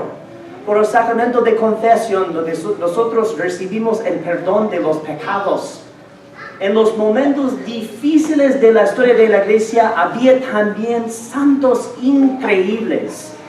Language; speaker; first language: Spanish; non-native, fluent; English